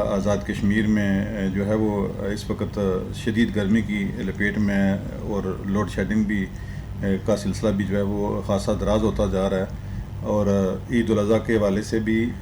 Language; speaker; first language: Urdu; non-native, local second language; Punjabi